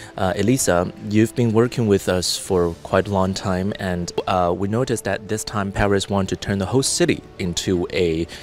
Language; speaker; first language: English; non-native, fluent; Chinese